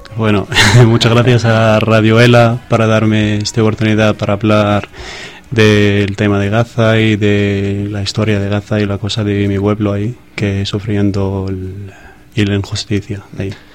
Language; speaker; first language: Spanish; non-native, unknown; Arabic